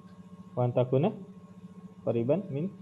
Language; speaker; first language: Arabic; non-native, fluent; Indonesian